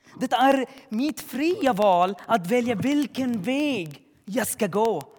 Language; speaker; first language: Swedish; non-native, learner; Arabic